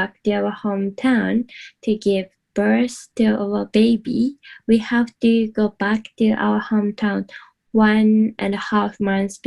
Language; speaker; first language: English; non-native, learner; Japanese